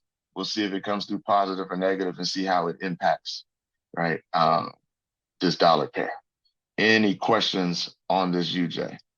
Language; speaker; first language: English; native; English